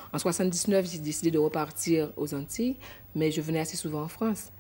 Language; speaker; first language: French; native; French